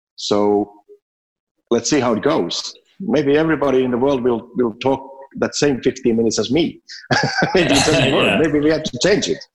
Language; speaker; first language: English; non-native, fluent; Finnish